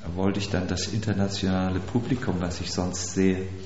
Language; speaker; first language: German; native; German